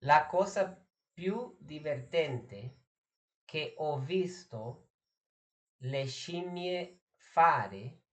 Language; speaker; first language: Italian; non-native, learner; English